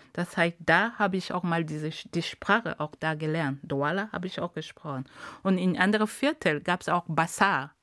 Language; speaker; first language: German; non-native, fluent; Ghomala